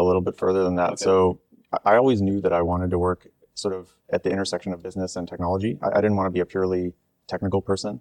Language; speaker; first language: English; native; English